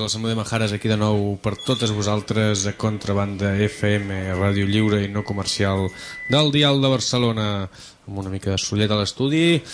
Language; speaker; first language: Catalan; native; Catalan